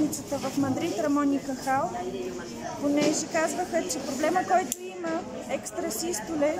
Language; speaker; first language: Bulgarian; native; Bulgarian